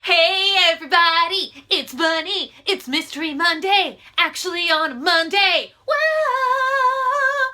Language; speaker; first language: English; native; English